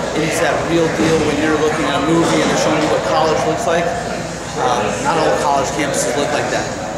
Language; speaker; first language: English; native; English